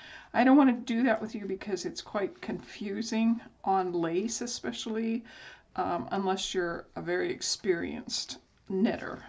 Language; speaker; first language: English; native; English